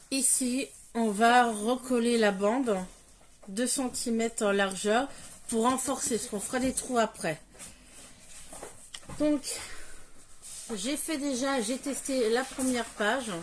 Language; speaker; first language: French; native; French